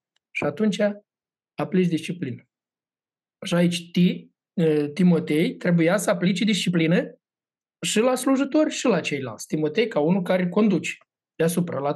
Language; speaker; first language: Romanian; native; Romanian